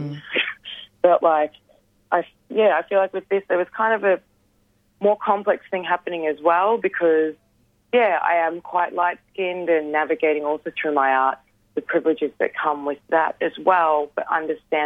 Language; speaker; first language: English; native; English